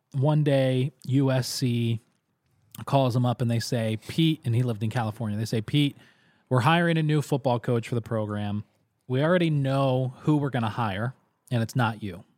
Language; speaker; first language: English; native; English